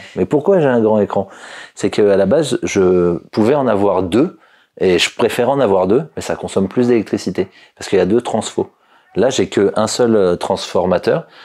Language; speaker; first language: French; native; French